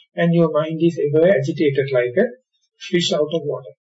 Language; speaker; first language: English; non-native, local second language; Sinhala